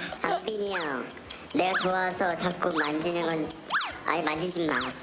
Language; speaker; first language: Korean; native; Korean